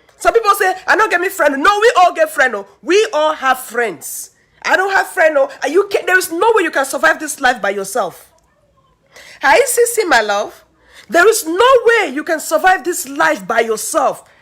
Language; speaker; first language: Nigerian Pidgin; native; Nigerian Pidgin